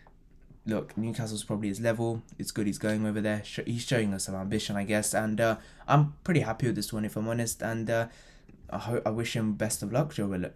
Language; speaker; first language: English; native; English